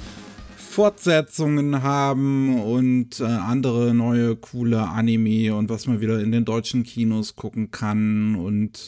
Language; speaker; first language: German; native; German